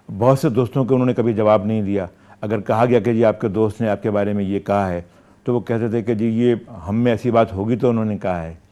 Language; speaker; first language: Urdu; native; Urdu